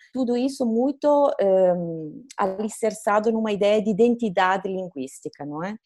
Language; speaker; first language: Portuguese; native; Portuguese